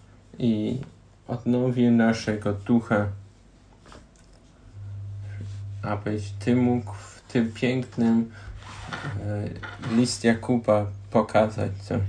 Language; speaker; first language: Polish; non-native, learner; German